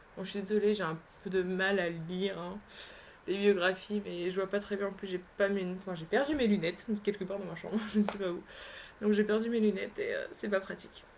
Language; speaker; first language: French; early bilingual, other home language; Polish